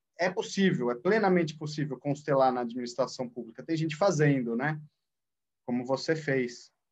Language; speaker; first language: Portuguese; native; Portuguese